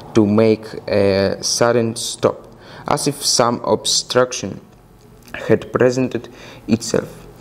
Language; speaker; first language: English; non-native, fluent; Russian